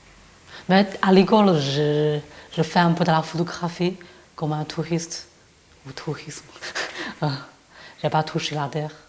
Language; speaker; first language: French; non-native, fluent; Chinese